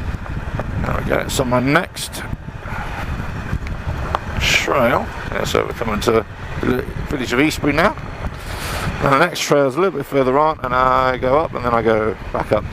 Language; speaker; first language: English; native; English